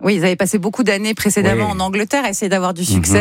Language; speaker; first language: French; native; French